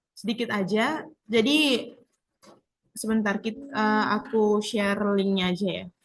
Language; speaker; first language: Indonesian; native; Indonesian